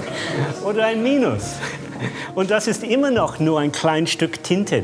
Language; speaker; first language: German; non-native, fluent; English